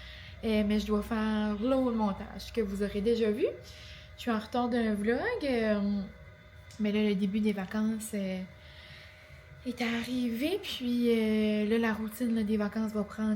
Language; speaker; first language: French; native; French